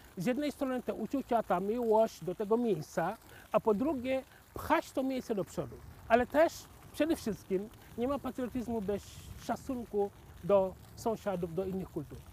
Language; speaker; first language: Polish; non-native, fluent; Wolof